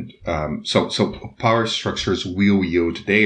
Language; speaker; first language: English; non-native, fluent; Portuguese